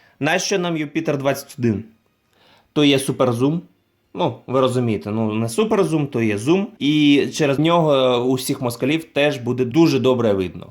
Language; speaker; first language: Ukrainian; non-native, local second language; Russian